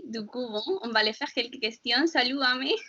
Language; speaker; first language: French; non-native, learner; Spanish